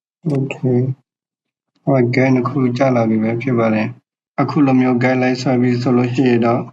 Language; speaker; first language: Burmese; native; Burmese